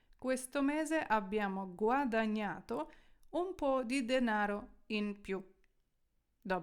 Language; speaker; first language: Italian; non-native, fluent; Ukrainian